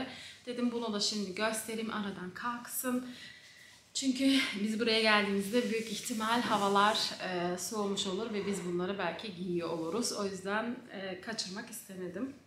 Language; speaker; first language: Turkish; native; Turkish